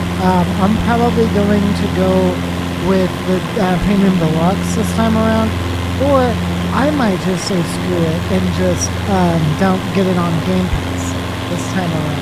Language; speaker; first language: English; native; English